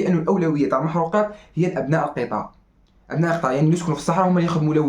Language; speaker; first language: Arabic; native; Arabic